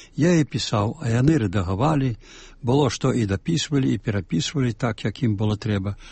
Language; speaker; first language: Belarusian; native; Belarusian